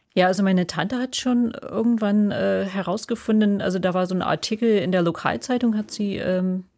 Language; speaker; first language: German; non-native, fluent; English